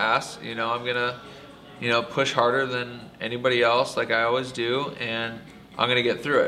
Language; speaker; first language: English; native; English